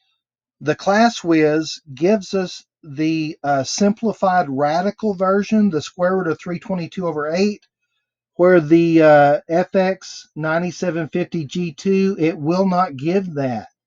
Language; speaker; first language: English; native; English